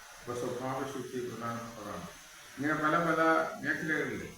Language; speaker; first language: Malayalam; native; Malayalam